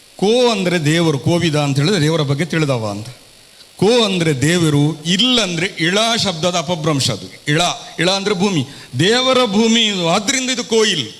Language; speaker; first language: Kannada; non-native, local second language; Tulu